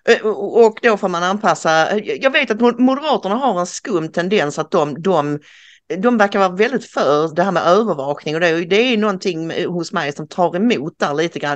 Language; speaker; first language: Swedish; native; Swedish